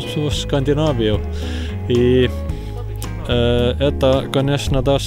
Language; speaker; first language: Russian; non-native, fluent; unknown